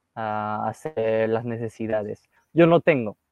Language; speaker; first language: Spanish; non-native, fluent; French